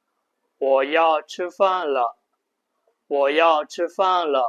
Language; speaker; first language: Chinese; non-native, fluent; Burmese